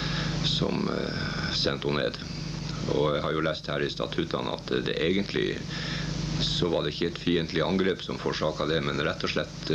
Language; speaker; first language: Norwegian; native; Norwegian